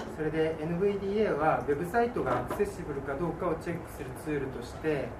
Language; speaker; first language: Japanese; native; Japanese